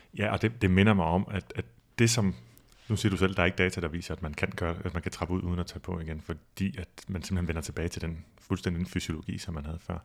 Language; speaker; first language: Danish; native; Danish